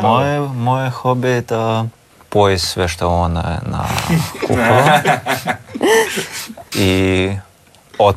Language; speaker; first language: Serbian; non-native, learner; Russian